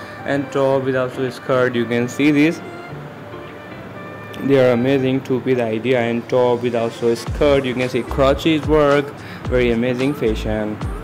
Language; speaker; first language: English; non-native, learner; Urdu